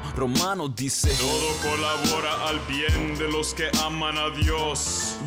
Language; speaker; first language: Spanish; early bilingual, heritage; Spanish